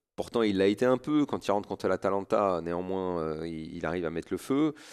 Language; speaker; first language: French; native; French